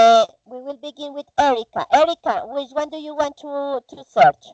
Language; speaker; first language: English; non-native, fluent; Spanish